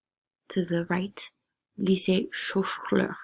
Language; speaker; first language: French; non-native, fluent; English